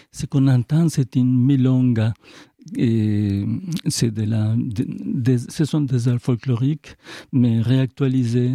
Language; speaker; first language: French; non-native, fluent; Spanish